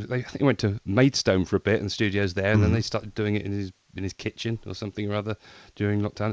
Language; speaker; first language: English; native; English